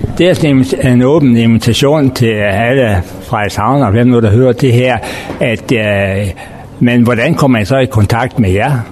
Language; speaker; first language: Danish; native; Danish